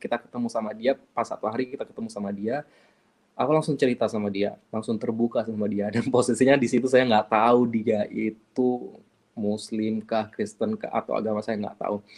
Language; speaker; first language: Indonesian; non-native, local second language; Achinese